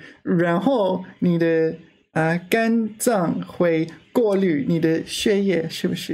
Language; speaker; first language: Chinese; non-native, learner; English